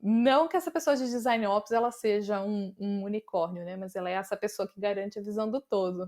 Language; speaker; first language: Portuguese; native; Portuguese